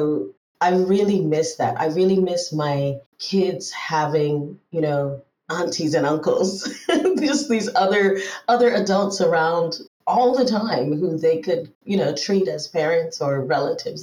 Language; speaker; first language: English; native; English